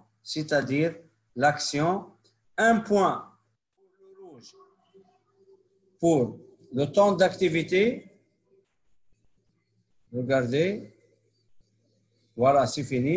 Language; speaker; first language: French; non-native, local second language; Arabic